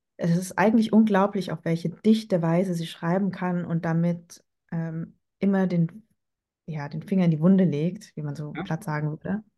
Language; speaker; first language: German; early bilingual, other home language; Vietnamese